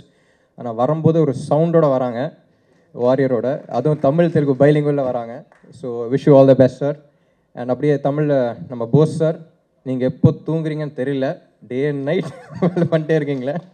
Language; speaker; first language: Tamil; non-native, local second language; Telugu